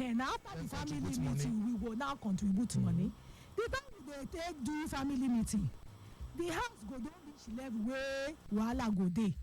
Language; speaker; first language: Nigerian Pidgin; non-native, local second language; Yoruba